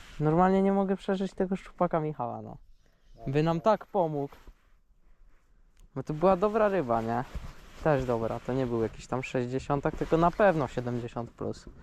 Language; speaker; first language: Polish; native; Polish